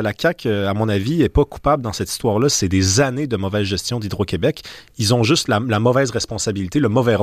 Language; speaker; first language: French; native; French